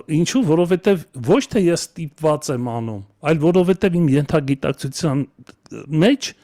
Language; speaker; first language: Armenian; native; Armenian